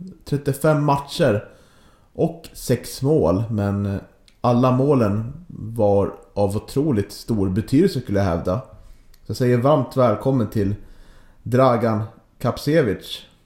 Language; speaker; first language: Swedish; native; Swedish